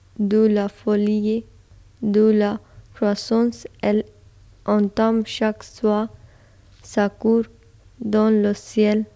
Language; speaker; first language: French; non-native, learner; Urdu